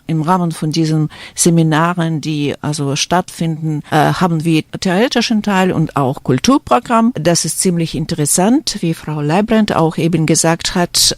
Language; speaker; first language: German; non-native, fluent; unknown